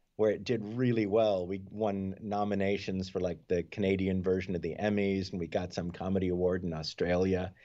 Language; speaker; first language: English; native; English